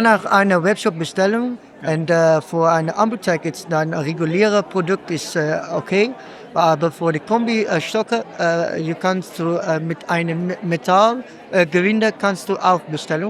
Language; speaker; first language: German; non-native, learner; Dutch